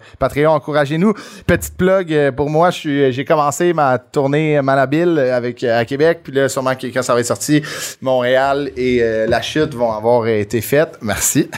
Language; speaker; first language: French; native; French